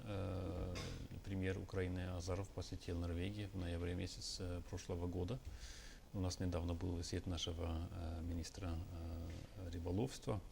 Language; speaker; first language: Russian; non-native, fluent; Norwegian